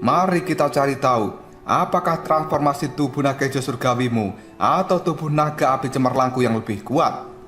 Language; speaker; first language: Indonesian; native; Indonesian